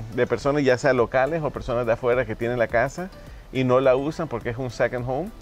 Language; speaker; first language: Spanish; native; Spanish